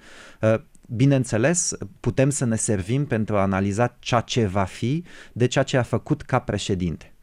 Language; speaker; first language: Romanian; non-native, fluent; Bulgarian